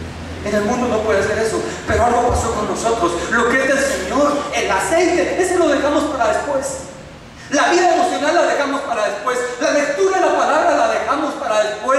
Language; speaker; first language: Spanish; native; Spanish